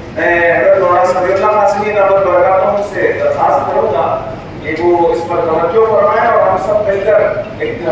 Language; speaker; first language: Urdu; native; Urdu